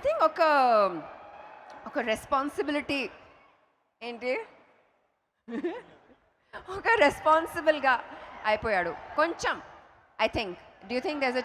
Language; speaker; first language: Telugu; non-native, fluent; Kannada